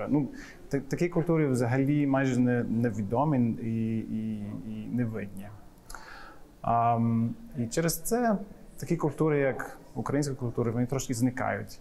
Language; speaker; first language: Ukrainian; non-native, fluent; English